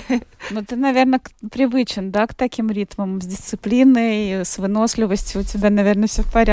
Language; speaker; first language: Russian; native; Russian